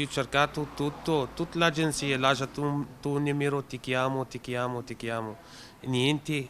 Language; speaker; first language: Italian; non-native, learner; Arabic